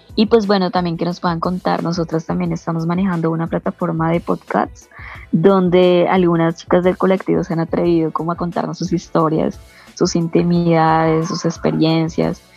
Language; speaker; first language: Spanish; native; Spanish